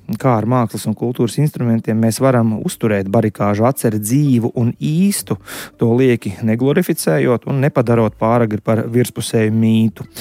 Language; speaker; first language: Latvian; native; Latvian